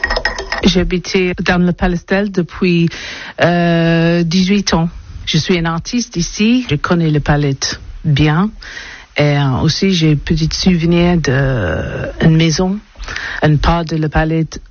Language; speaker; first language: French; non-native, learner; English